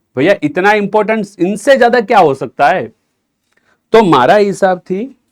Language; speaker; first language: Hindi; non-native, local second language; Gujarati